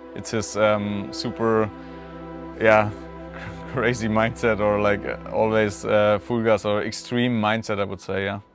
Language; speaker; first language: English; non-native, fluent; German